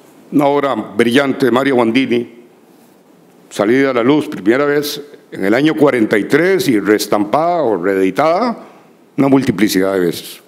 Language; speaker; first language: Spanish; native; Spanish